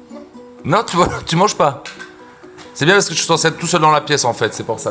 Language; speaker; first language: French; native; French